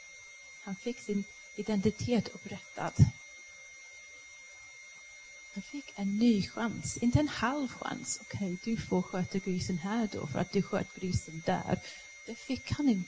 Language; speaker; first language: Swedish; non-native, fluent; English